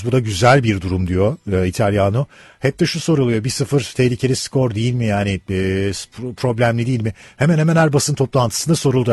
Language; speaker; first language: Turkish; native; Turkish